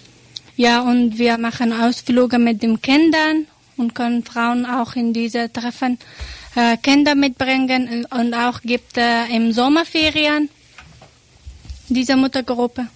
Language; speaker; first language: German; non-native, learner; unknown